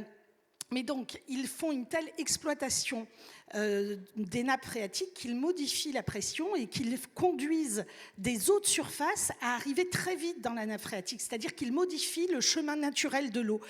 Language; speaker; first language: French; native; French